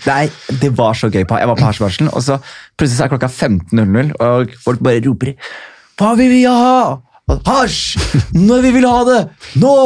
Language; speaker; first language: Norwegian; early bilingual, other home language; Somali